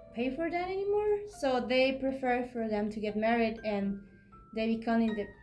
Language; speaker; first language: English; non-native, fluent; Spanish